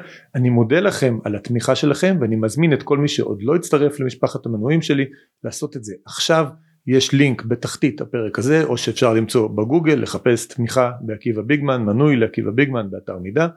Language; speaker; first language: Hebrew; native; Hebrew